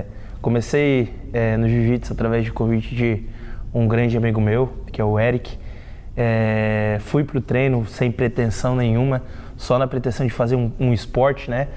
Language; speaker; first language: Portuguese; native; Portuguese